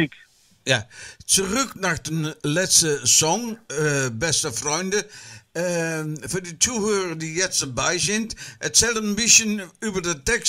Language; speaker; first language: German; non-native, learner; Dutch